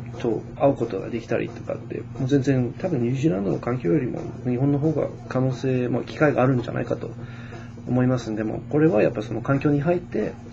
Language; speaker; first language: Japanese; non-native, fluent; English